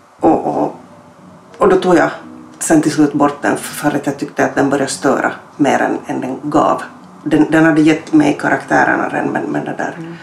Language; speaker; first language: Swedish; native; Swedish